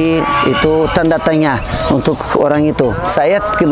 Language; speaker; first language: Indonesian; non-native, fluent; Portuguese